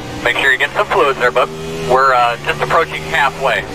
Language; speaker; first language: English; native; English